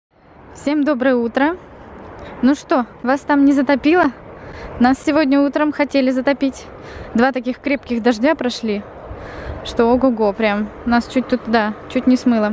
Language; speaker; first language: Russian; native; Russian